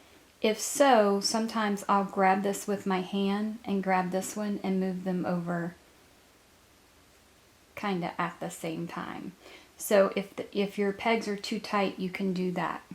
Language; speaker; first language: English; native; English